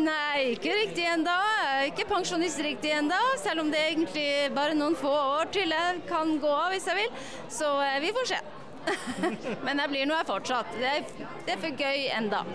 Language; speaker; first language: Norwegian; native; Norwegian